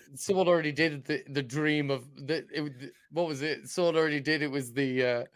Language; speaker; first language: English; native; English